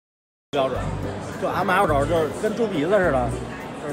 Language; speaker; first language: Chinese; native; Chinese